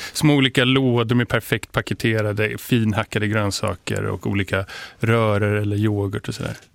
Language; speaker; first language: Swedish; native; Swedish